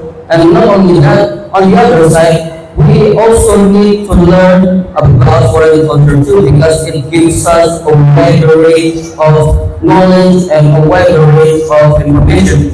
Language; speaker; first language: English; non-native, fluent; Indonesian